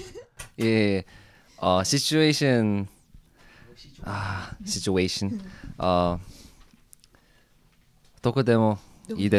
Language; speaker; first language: Japanese; non-native, learner; Korean